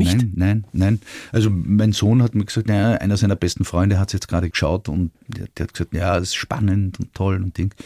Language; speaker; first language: German; native; German